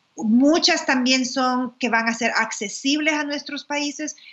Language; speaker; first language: Spanish; native; Spanish